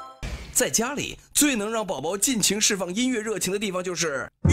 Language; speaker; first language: Chinese; native; Chinese